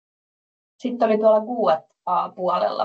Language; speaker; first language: Finnish; native; Finnish